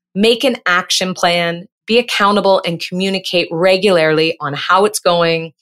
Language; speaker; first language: English; native; English